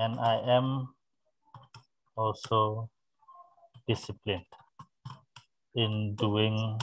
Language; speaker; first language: English; non-native, fluent; Indonesian